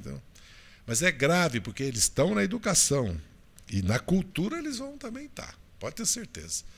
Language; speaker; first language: Portuguese; native; Portuguese